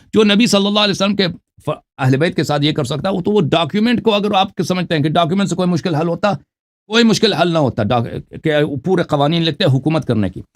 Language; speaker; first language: Urdu; non-native, fluent; Persian